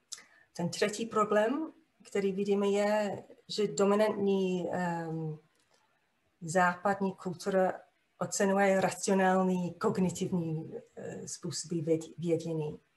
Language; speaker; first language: Czech; non-native, fluent; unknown